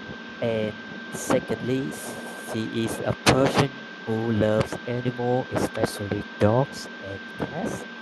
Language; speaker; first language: English; non-native, learner; Vietnamese